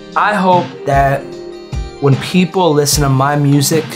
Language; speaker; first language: English; native; English